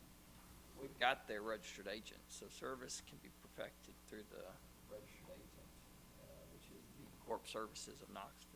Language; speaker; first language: English; native; English